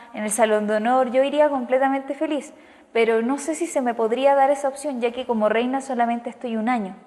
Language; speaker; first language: Spanish; native; Spanish